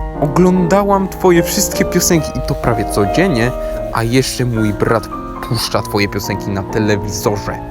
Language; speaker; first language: Polish; native; Polish